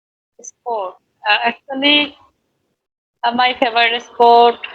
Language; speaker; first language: English; non-native, learner; Bangla